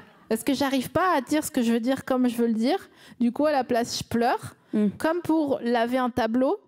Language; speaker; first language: French; native; French